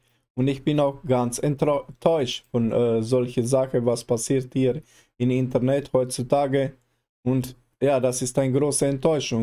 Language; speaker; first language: German; non-native, learner; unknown